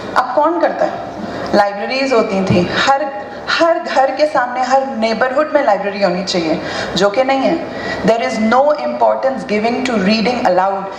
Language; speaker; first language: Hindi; native; Hindi